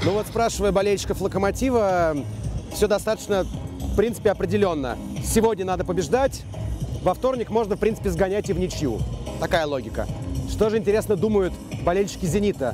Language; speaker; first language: Russian; native; Russian